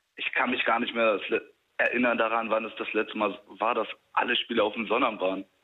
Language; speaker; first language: German; native; German